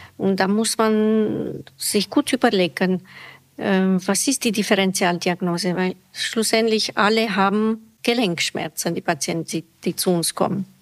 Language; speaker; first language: German; non-native, fluent; Romanian